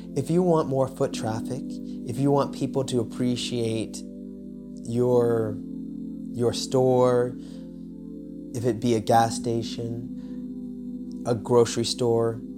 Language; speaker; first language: English; native; English